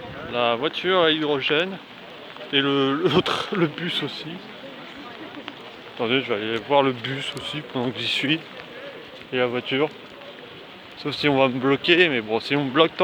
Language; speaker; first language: French; native; French